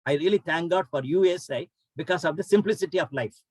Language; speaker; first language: English; non-native, local second language; Tamil